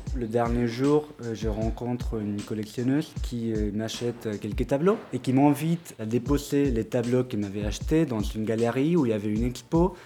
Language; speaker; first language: French; non-native, fluent; Spanish